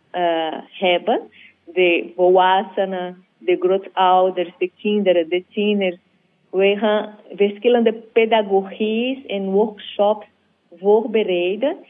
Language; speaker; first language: Dutch; non-native, learner; Portuguese